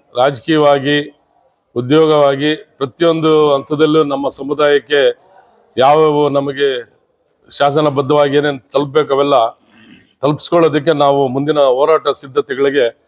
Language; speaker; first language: Kannada; non-native, local second language; Telugu